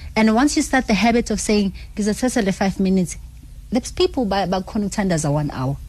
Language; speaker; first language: English; non-native, local second language; Zulu